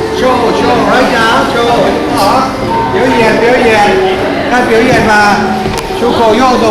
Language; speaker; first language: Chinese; non-native, learner; Thai